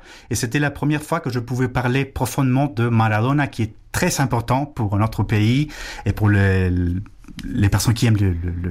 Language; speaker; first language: French; non-native, fluent; Spanish